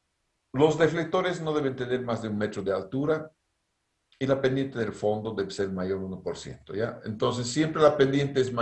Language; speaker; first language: Spanish; native; Spanish